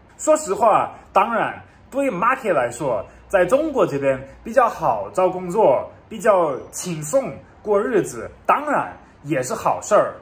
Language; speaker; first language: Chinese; non-native, fluent; German